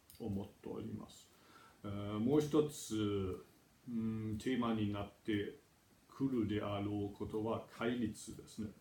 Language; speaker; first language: Japanese; non-native, fluent; German